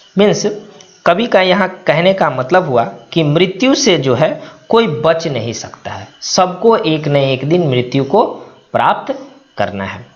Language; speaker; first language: Hindi; native; Hindi